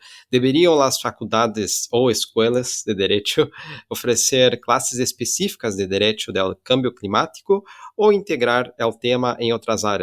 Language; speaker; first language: Spanish; non-native, fluent; Portuguese